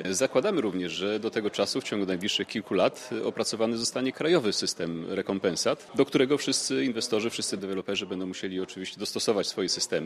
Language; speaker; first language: Polish; native; Polish